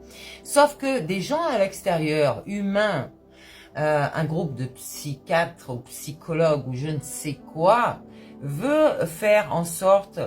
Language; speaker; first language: French; native; French